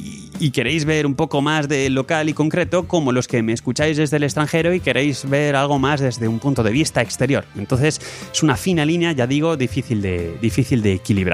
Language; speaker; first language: Spanish; native; Spanish